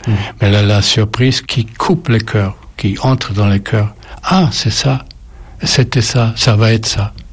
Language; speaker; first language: French; non-native, fluent; German